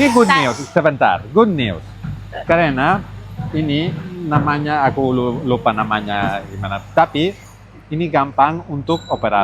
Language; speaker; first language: Indonesian; non-native, learner; Catalan